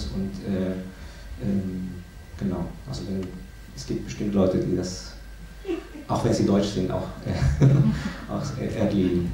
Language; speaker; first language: German; non-native, fluent; Spanish